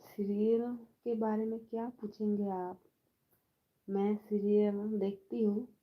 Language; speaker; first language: Hindi; non-native, local second language; Bangla